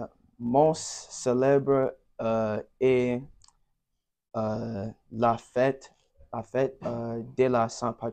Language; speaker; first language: French; non-native, learner; English